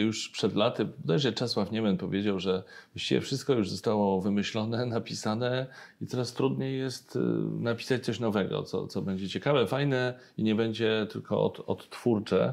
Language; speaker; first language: Polish; native; Polish